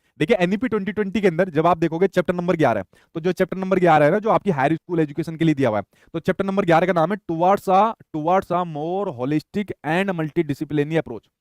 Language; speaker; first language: Hindi; native; Hindi